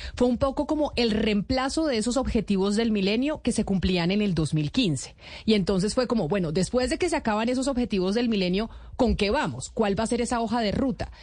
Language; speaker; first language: Spanish; native; Spanish